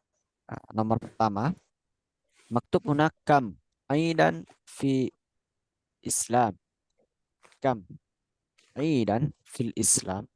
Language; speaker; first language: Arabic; non-native, fluent; Indonesian